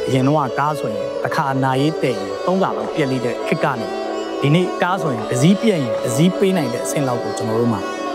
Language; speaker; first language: Burmese; non-native, local second language; Tamil